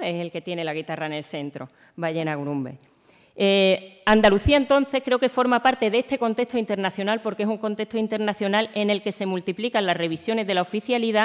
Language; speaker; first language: Spanish; native; Spanish